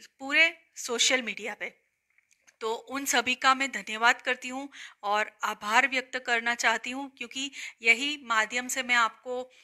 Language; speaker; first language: Hindi; non-native, local second language; Gujarati